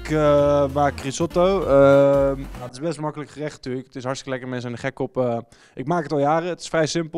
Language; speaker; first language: Dutch; native; Dutch